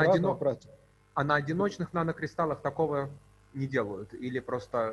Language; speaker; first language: Russian; native; Russian